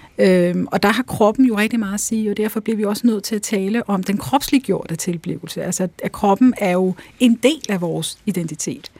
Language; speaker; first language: Danish; early bilingual, other home language; Urdu